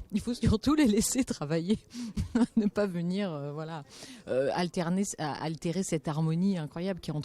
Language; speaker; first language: French; native; French